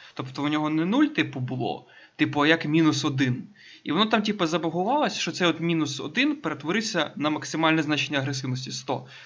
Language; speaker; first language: Ukrainian; native; Ukrainian